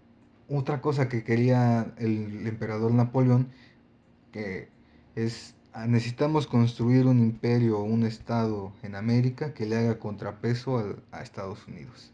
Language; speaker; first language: Spanish; native; Spanish